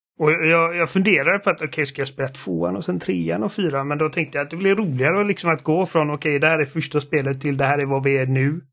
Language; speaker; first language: Swedish; early bilingual, other home language; German